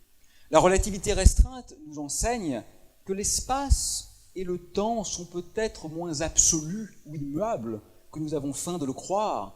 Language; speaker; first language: French; native; French